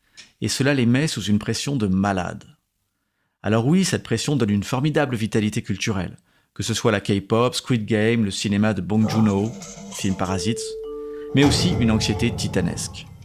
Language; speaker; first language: French; native; French